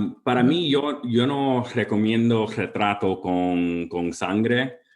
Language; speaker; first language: Spanish; early bilingual, heritage; English